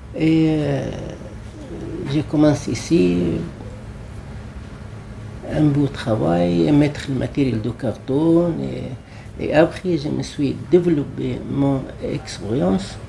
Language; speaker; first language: French; non-native, learner; Arabic